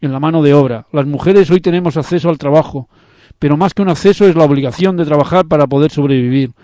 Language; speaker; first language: Spanish; non-native, local second language; Catalan